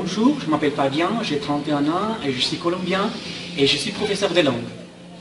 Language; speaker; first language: French; non-native, fluent; Spanish